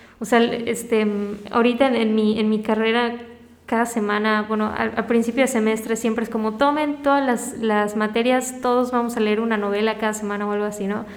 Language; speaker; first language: Spanish; native; Spanish